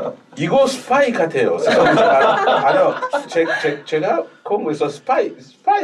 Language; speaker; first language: Korean; non-native, learner; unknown